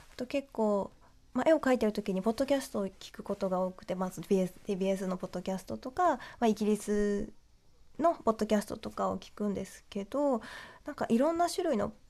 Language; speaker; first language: Japanese; native; Japanese